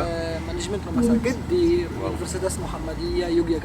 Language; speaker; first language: Indonesian; non-native, fluent; Arabic